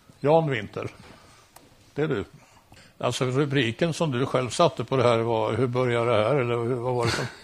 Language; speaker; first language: Swedish; native; Swedish